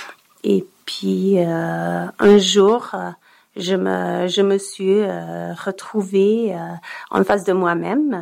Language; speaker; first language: French; non-native, learner; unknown